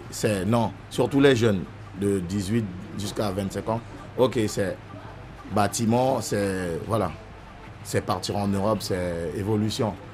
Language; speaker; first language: French; native; French